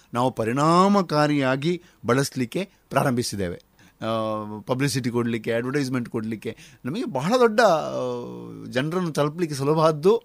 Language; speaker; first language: Kannada; non-native, local second language; Konkani